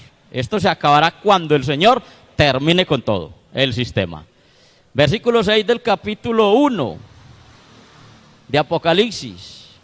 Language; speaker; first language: Spanish; native; Spanish